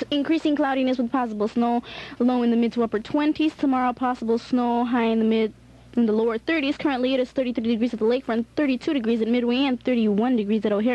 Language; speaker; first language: English; native; English